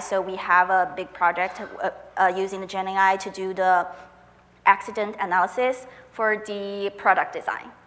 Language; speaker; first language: English; non-native, fluent; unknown